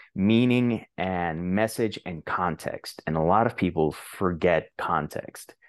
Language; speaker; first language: English; non-native, fluent; Spanish